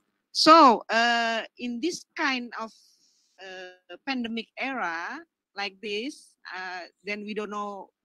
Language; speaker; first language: English; non-native, fluent; Indonesian